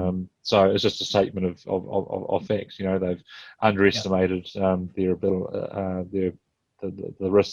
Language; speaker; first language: English; native; English